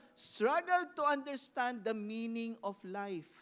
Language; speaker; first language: English; non-native, local second language; Filipino